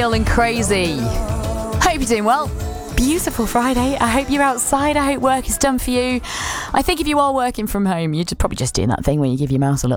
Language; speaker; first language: English; native; English